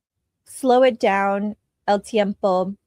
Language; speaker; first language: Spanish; non-native, learner; English